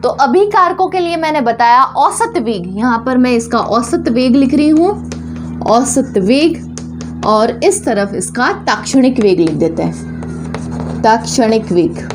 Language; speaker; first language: Hindi; native; Hindi